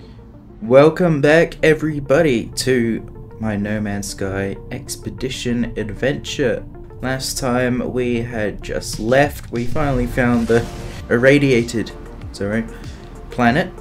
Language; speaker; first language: English; native; English